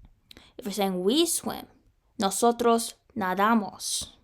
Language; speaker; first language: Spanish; non-native, learner; English